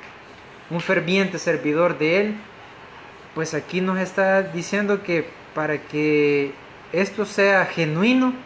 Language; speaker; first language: Spanish; native; Spanish